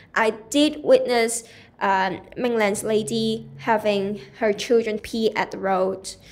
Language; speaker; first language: English; non-native, local second language; Cantonese